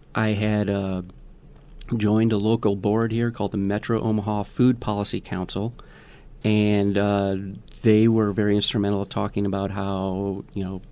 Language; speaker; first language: English; native; English